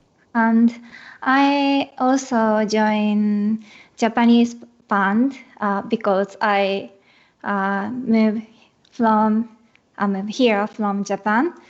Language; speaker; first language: English; non-native, learner; Japanese